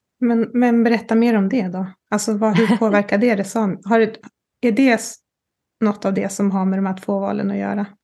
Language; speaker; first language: Swedish; native; Swedish